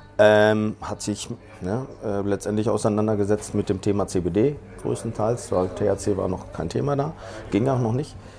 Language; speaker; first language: German; early bilingual, other home language; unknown